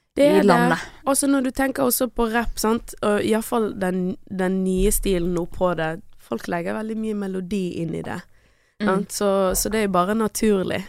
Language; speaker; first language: Norwegian; early bilingual, other home language; Portuguese